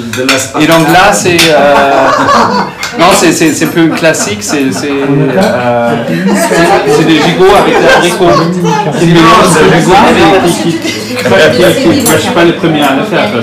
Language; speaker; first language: French; non-native, fluent; German